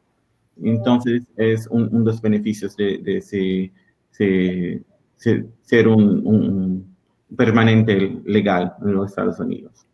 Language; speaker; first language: Spanish; non-native, learner; Portuguese